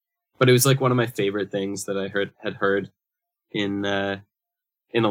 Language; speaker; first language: English; native; English